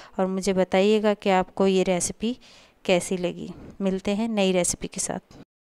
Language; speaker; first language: Hindi; native; Hindi